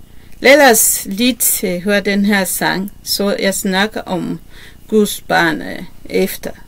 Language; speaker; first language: Danish; non-native, learner; Kinyarwanda